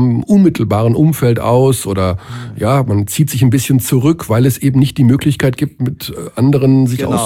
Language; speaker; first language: German; native; German